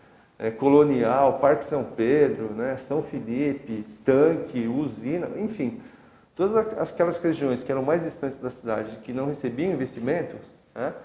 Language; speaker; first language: Portuguese; native; Portuguese